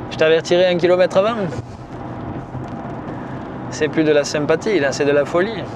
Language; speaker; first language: French; native; French